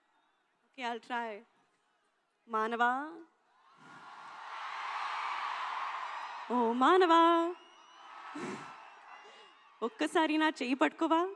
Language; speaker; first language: Telugu; non-native, learner; Hindi